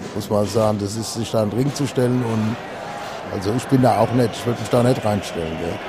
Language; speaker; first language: German; native; German